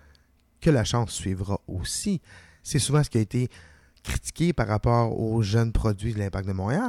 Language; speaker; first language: French; native; French